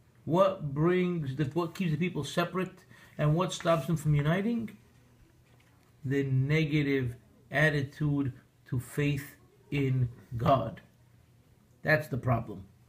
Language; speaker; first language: English; native; English